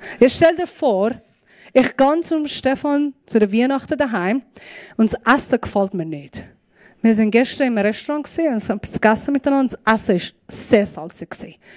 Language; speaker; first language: German; non-native, fluent; Persian